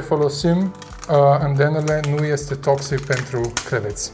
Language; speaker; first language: Romanian; non-native, learner; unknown